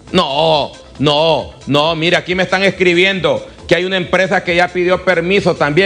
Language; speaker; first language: Spanish; native; Spanish